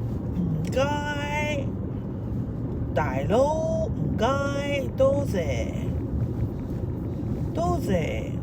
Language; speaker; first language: Cantonese; non-native, learner; Japanese